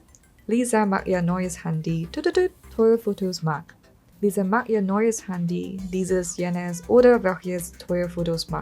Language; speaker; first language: German; non-native, learner; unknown